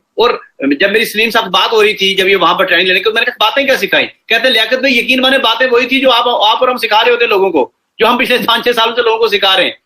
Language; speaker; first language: Urdu; non-native, local second language; Punjabi